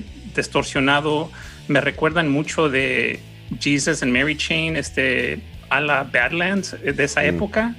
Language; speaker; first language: Spanish; early bilingual, heritage; Spanish